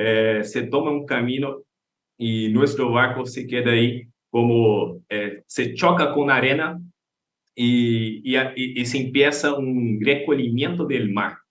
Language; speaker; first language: Spanish; non-native, learner; Portuguese